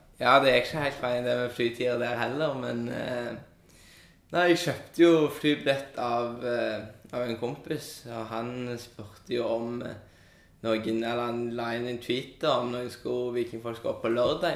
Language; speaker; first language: Norwegian; native; Norwegian